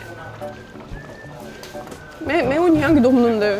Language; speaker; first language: Korean; non-native, fluent; Estonian